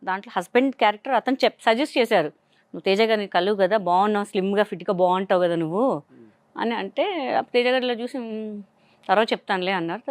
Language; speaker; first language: Telugu; non-native, local second language; Hindi